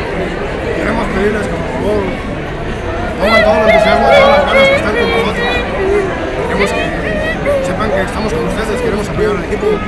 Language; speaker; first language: Spanish; native; Spanish